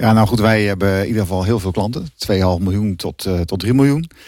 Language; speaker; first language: Dutch; native; Dutch